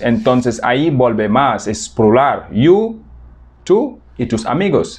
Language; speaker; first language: Spanish; non-native, fluent; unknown